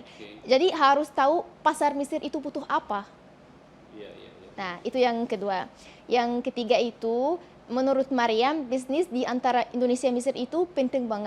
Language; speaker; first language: Indonesian; non-native, fluent; Arabic